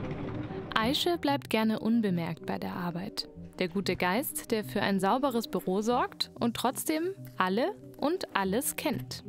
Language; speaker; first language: German; native; German